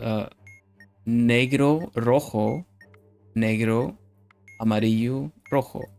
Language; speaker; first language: Spanish; non-native, learner; Dutch